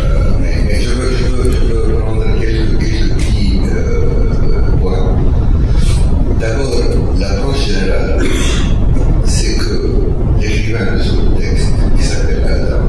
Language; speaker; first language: French; non-native, fluent; Arabic